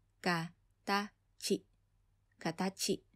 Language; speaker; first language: Japanese; non-native, fluent; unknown